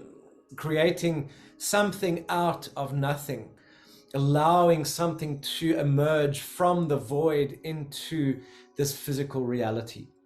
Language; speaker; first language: English; native; English